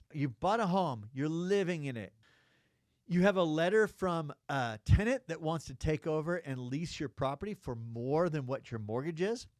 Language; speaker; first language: English; native; English